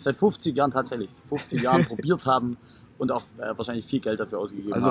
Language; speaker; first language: German; native; German